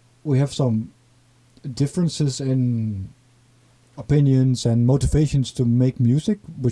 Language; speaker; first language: English; non-native, fluent; Dutch